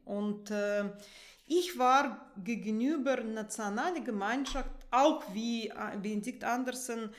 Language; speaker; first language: German; non-native, fluent; Russian